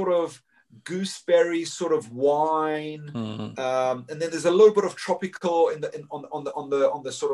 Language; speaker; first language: English; native; English